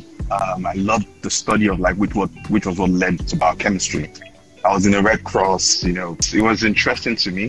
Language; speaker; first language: English; non-native, local second language; Yoruba